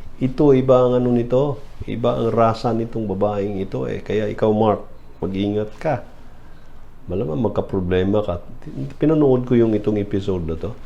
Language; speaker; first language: Filipino; non-native, local second language; Cebuano